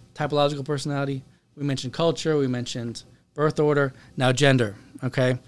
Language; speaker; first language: English; native; English